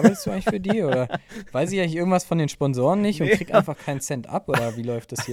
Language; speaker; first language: German; native; German